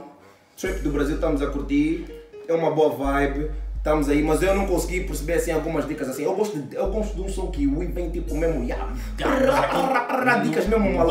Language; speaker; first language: Portuguese; native; Portuguese